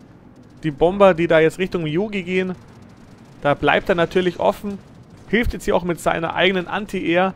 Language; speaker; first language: German; native; German